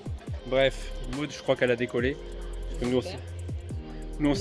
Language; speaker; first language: French; native; French